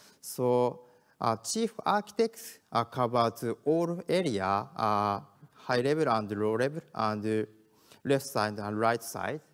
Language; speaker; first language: English; non-native, learner; Japanese